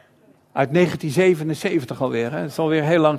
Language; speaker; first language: Dutch; native; Dutch